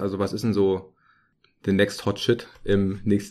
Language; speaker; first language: German; native; German